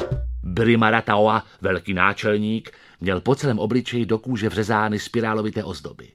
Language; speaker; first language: Czech; native; Czech